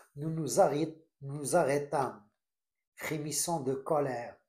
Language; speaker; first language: French; non-native, local second language; Arabic